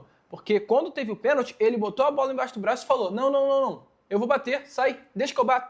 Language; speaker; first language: Portuguese; native; Portuguese